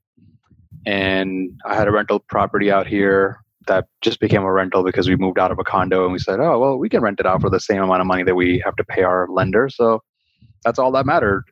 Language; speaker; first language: English; early bilingual, other home language; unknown